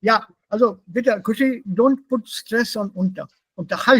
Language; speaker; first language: German; non-native, fluent; Hindi